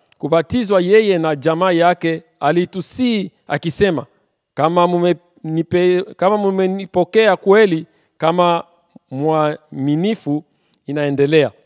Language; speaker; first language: Swahili; native; Swahili